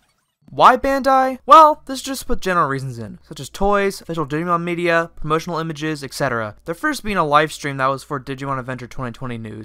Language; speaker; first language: English; native; English